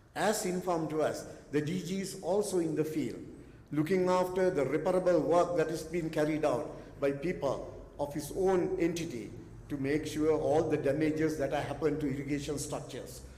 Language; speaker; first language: English; non-native, local second language; Sinhala